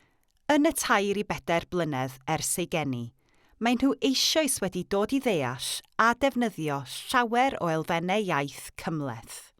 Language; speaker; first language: Welsh; native; Welsh